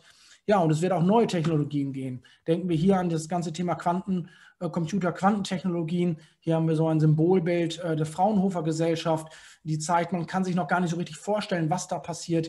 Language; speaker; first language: German; native; German